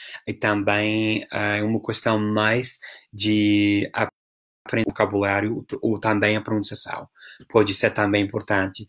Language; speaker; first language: Portuguese; non-native, fluent; English